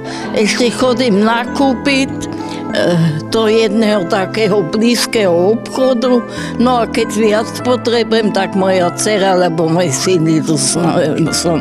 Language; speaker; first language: Slovak; non-native, fluent; German